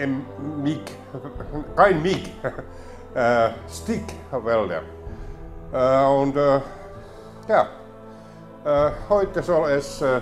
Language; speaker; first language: German; non-native, learner; Finnish